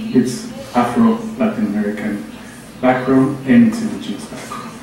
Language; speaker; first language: English; non-native, fluent; Spanish